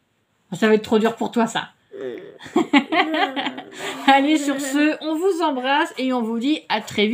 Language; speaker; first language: French; native; French